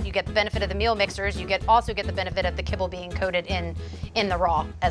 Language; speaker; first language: English; native; English